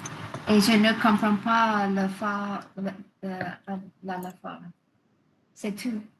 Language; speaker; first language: French; non-native, learner; Vietnamese